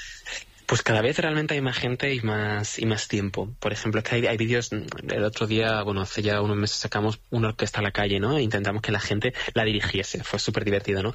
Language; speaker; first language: Spanish; native; Spanish